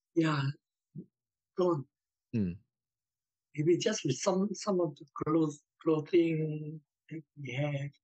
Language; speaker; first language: English; non-native, local second language; Min Nan Chinese